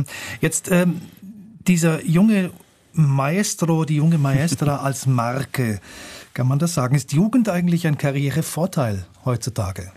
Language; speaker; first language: German; native; German